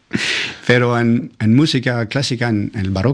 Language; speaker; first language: Spanish; non-native, fluent; French